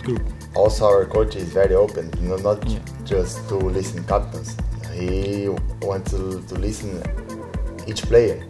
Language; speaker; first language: English; non-native, learner; Portuguese